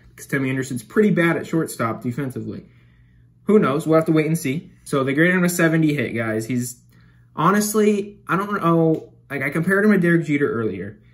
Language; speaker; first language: English; native; English